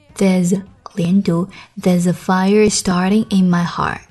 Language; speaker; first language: English; non-native, fluent; Chinese